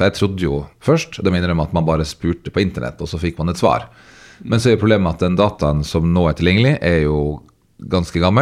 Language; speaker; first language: Norwegian; native; Norwegian